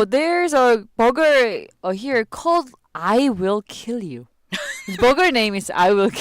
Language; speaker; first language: English; non-native, learner; Korean